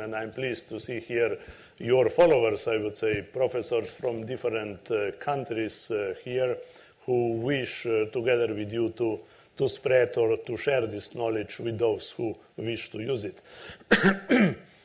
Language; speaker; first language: English; non-native, fluent; Slovenian